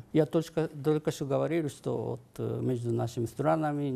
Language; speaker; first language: Russian; non-native, fluent; Japanese